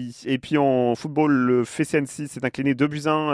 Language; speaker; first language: French; native; French